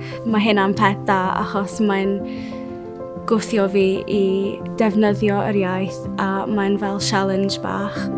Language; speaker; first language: Welsh; non-native, local second language; English